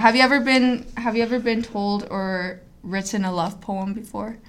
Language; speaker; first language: English; early bilingual, other home language; Spanish